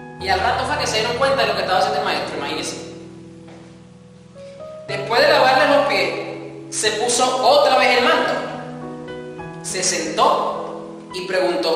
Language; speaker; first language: Spanish; native; Spanish